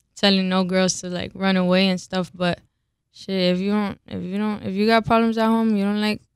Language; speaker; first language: English; early bilingual, other home language; Spanish